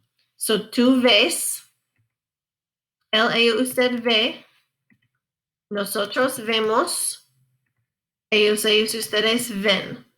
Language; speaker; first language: Spanish; non-native, fluent; English